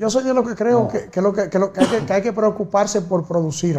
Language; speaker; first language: Spanish; native; Spanish